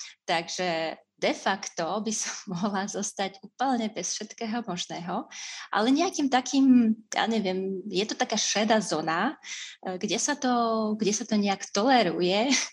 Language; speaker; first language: Slovak; non-native, fluent; Russian